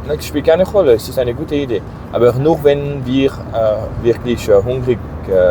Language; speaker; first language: German; non-native, learner; Persian